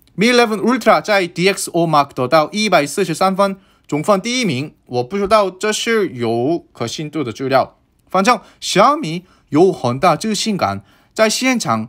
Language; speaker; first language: Chinese; non-native, fluent; Korean